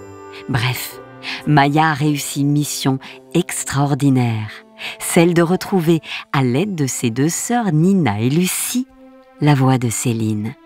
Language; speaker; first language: French; native; French